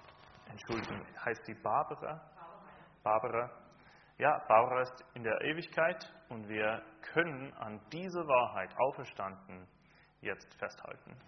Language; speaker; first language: German; non-native, fluent; English